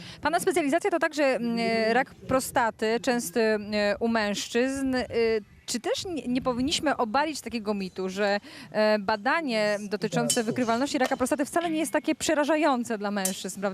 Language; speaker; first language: Polish; native; Polish